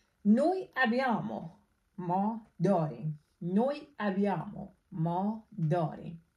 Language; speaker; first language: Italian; non-native, fluent; Persian